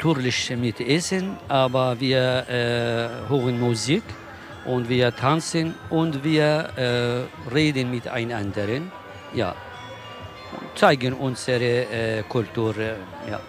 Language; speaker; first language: German; non-native, learner; Kurdish